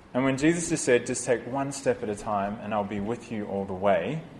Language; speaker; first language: English; native; English